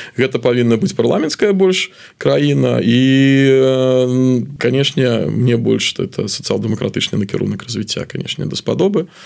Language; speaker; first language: Belarusian; native; Belarusian